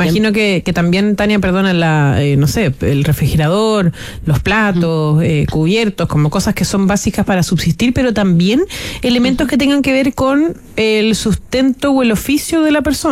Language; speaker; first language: Spanish; native; Spanish